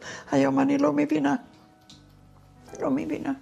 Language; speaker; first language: Hebrew; non-native, fluent; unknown